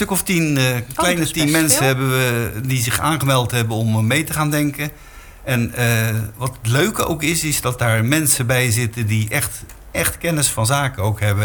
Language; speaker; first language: Dutch; native; Dutch